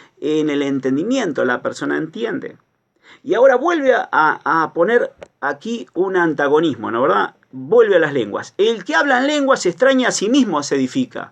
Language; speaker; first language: Spanish; native; Spanish